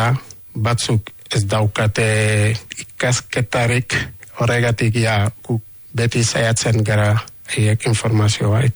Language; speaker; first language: Basque; non-native, learner; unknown